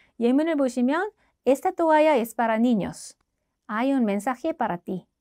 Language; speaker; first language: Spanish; non-native, fluent; Korean